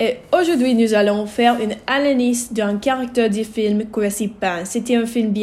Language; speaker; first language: French; non-native, learner; English